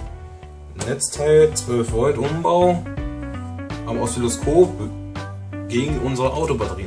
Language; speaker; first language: German; native; German